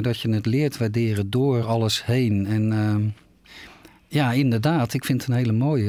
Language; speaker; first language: Dutch; native; Dutch